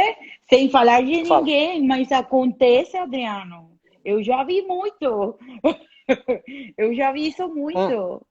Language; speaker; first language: Portuguese; non-native, fluent; Spanish